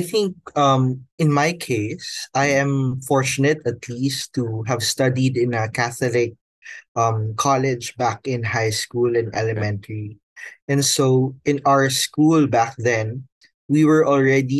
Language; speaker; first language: English; non-native, local second language; Filipino